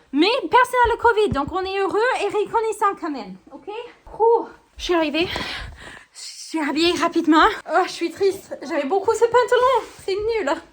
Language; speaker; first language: French; non-native, fluent; English